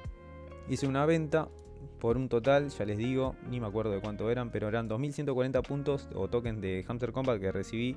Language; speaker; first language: Spanish; native; Spanish